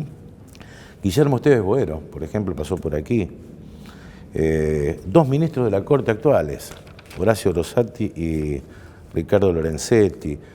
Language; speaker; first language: Spanish; native; Spanish